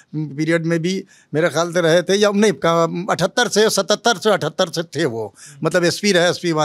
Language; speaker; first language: Hindi; native; Hindi